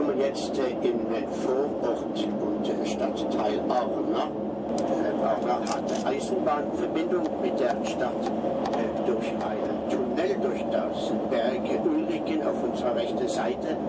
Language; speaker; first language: German; non-native, fluent; Norwegian